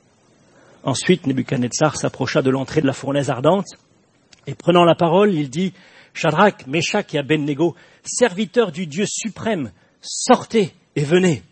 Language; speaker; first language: French; native; French